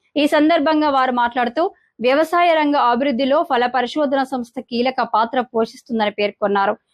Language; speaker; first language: Telugu; native; Telugu